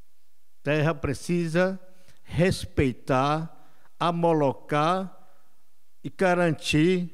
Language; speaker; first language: Portuguese; non-native, local second language; Yanomámi